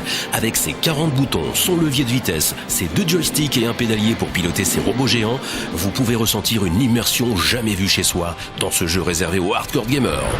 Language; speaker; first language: French; native; French